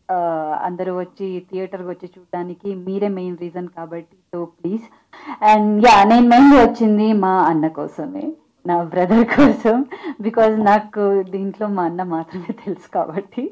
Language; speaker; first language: Telugu; non-native, local second language; Hindi